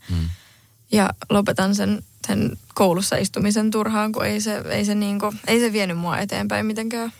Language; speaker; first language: Finnish; early bilingual, heritage; Spanish